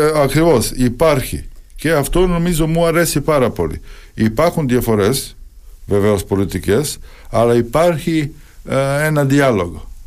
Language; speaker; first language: Greek; non-native, fluent; Serbian